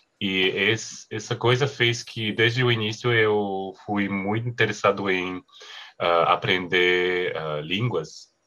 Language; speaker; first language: Portuguese; non-native, fluent; French